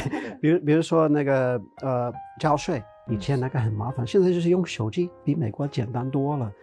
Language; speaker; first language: Chinese; non-native, fluent; English